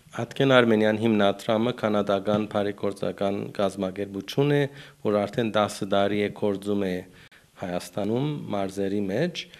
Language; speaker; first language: Armenian; early bilingual, heritage; Armenian